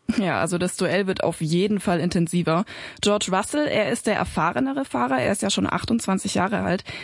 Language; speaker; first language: German; native; German